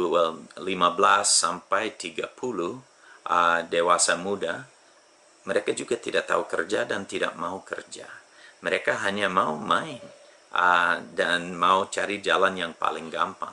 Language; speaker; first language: Indonesian; non-native, fluent; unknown